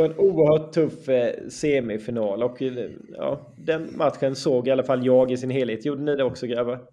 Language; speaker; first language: Swedish; native; Swedish